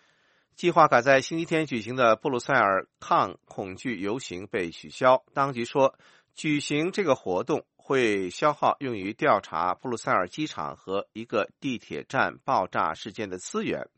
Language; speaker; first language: Chinese; native; Chinese